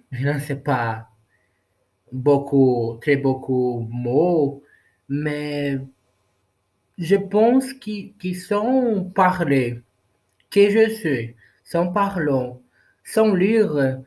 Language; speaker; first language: French; non-native, learner; Portuguese